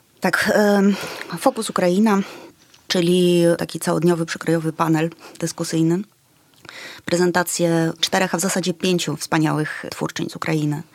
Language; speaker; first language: Polish; early bilingual, other home language; Ukrainian